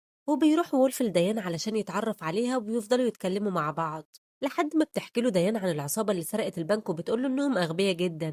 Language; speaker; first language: Arabic; native; Arabic